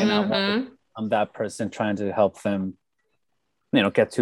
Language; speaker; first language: English; native; English